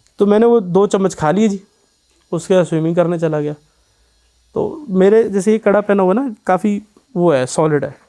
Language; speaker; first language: Hindi; non-native, local second language; Punjabi